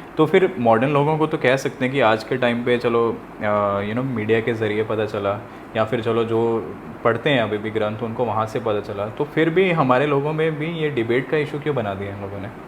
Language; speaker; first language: Hindi; non-native, local second language; Punjabi